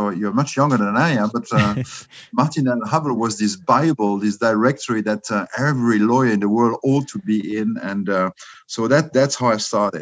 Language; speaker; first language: English; non-native, fluent; French